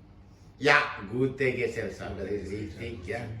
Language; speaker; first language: German; non-native, learner; Indonesian